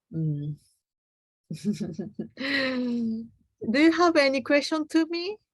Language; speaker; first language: English; non-native, learner; Japanese